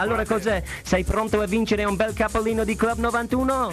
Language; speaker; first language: Italian; non-native, fluent; English